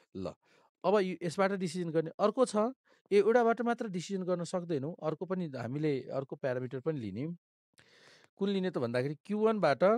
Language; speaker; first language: Nepali; non-native, local second language; Maithili